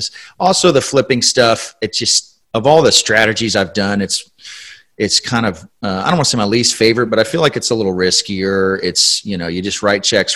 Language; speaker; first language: English; native; English